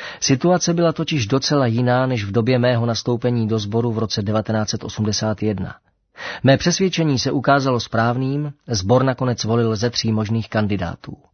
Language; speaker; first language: Czech; native; Czech